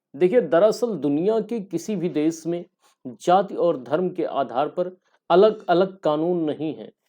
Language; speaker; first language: Hindi; native; Hindi